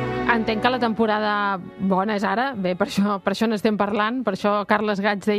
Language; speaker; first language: Catalan; native; Catalan